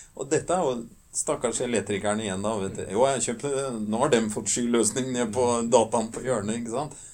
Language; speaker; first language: Norwegian; native; Norwegian